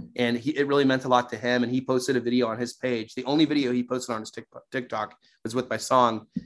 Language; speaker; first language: English; native; English